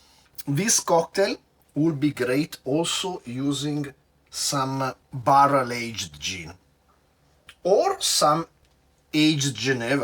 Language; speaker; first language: English; non-native, fluent; Italian